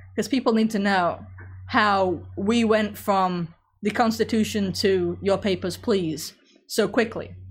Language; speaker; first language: English; native; English